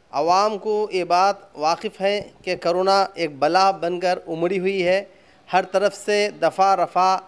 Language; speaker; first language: Hindi; non-native, local second language; Urdu